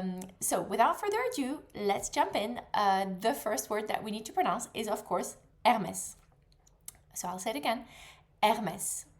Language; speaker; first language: English; non-native, fluent; French